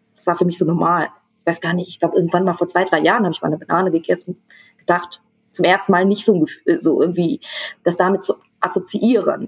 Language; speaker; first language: German; early bilingual, other home language; Tamil